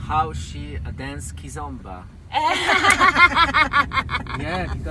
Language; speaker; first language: English; non-native, learner; Polish